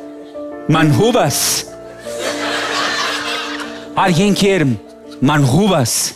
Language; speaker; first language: Portuguese; native; Portuguese